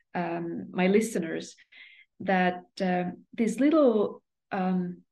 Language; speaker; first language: English; non-native, fluent; Estonian